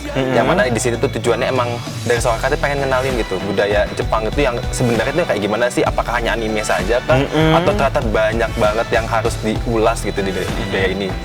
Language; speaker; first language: Indonesian; native; Indonesian